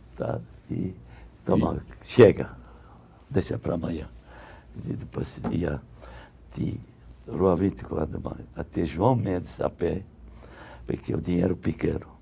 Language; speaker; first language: Portuguese; non-native, fluent; Arabic